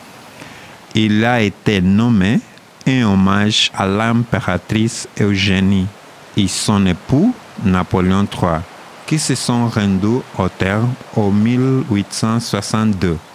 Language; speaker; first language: French; non-native, learner; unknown